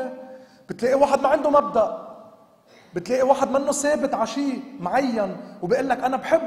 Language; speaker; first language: Arabic; native; Arabic